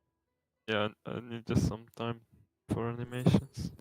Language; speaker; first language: English; non-native, learner; Slovenian